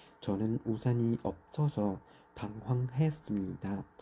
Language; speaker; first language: Korean; non-native, learner; Chinese